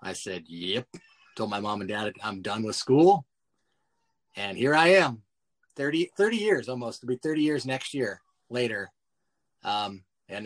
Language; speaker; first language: English; native; English